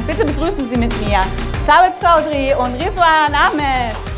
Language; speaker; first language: German; native; German